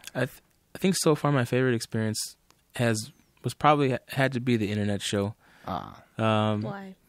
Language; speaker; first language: English; native; English